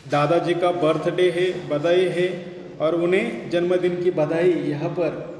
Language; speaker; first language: Hindi; non-native, local second language; Marathi